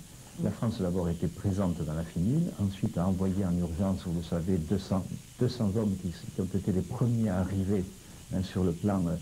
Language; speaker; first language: French; native; French